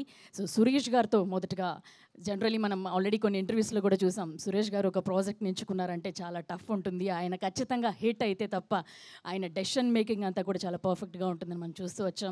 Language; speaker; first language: Telugu; native; Telugu